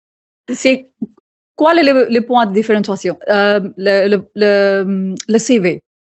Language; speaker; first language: French; non-native, fluent; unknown